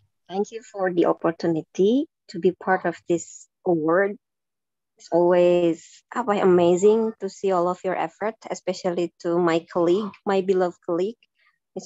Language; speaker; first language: English; non-native, fluent; Indonesian